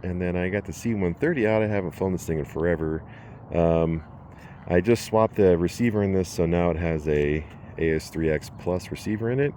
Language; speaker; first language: English; native; English